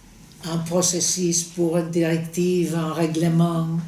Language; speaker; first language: French; non-native, fluent; Greek